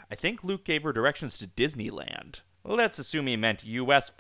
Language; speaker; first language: English; native; English